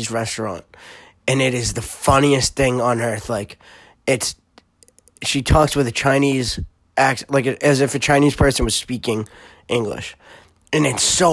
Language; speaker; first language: English; native; English